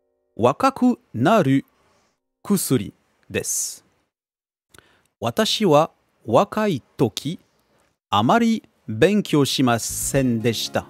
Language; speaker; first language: Japanese; non-native, learner; French